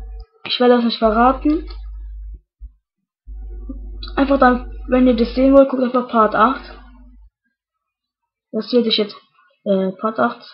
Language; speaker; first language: German; native; German